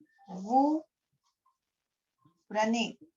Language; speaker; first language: French; non-native, fluent; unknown